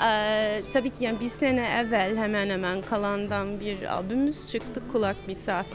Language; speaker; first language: Turkish; non-native, fluent; English